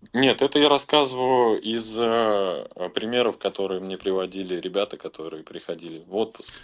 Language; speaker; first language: Russian; native; Russian